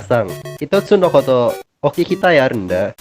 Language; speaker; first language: Japanese; non-native, learner; Indonesian